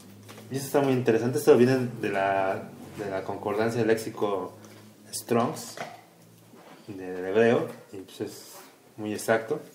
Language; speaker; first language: Spanish; native; Spanish